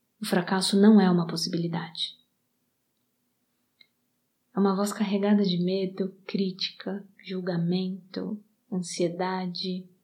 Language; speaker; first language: Portuguese; native; Portuguese